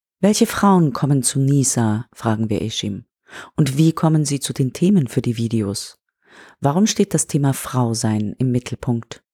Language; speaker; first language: German; native; German